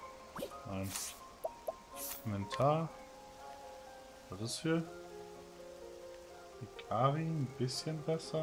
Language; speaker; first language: German; native; German